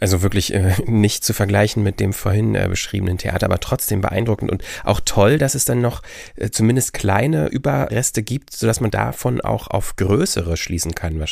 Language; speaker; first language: German; native; German